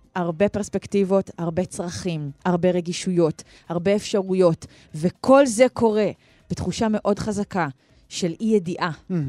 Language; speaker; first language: Hebrew; native; Hebrew